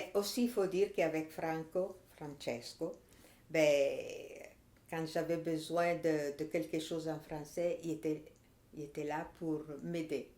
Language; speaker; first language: French; non-native, fluent; Italian